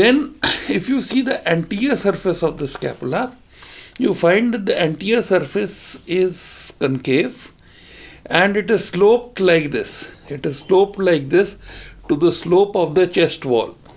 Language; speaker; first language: English; non-native, local second language; Hindi